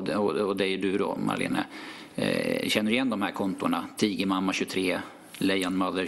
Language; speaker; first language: Swedish; native; Swedish